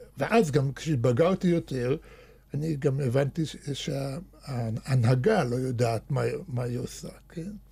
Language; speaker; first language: Hebrew; early bilingual, other home language; Russian